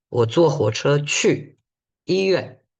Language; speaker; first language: Chinese; non-native, fluent; Spanish